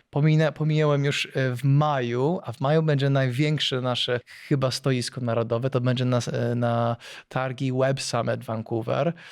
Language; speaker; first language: Polish; early bilingual, heritage; Polish